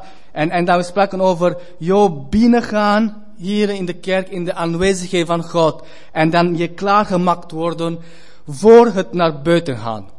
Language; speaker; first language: Dutch; non-native, fluent; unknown